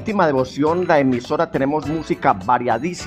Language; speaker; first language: Spanish; native; Spanish